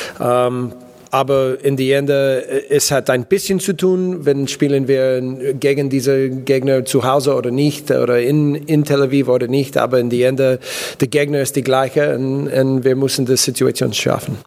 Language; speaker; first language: German; non-native, learner; English